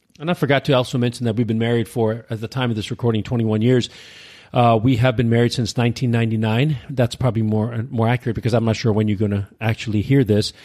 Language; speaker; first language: English; early bilingual, other home language; Urdu